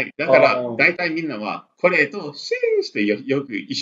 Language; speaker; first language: Japanese; non-native, learner; English